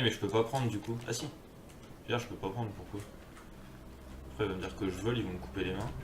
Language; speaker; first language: French; native; French